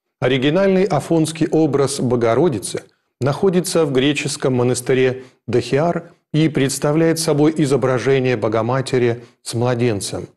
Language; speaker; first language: Russian; native; Russian